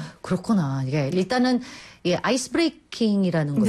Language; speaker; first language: Korean; native; Korean